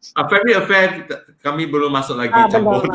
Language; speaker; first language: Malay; non-native, local second language; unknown